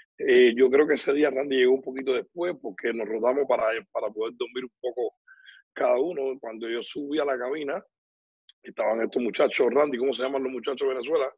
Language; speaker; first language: Spanish; native; Spanish